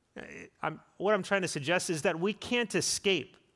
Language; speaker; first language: English; native; English